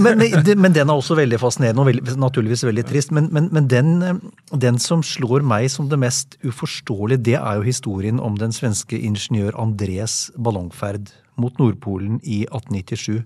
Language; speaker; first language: Norwegian; native; Norwegian